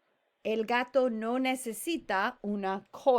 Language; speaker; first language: Spanish; non-native, fluent; English